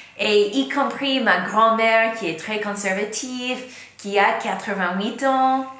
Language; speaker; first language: French; non-native, fluent; English